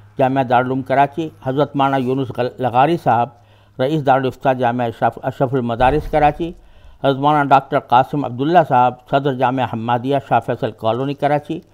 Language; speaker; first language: Urdu; native; Urdu